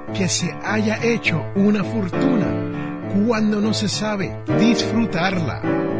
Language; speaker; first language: Spanish; early bilingual, heritage; Spanish